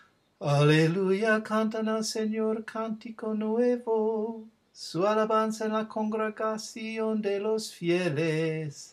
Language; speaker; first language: Spanish; non-native, fluent; English